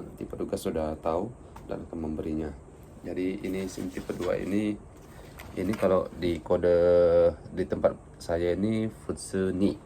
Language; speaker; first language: Indonesian; native; Indonesian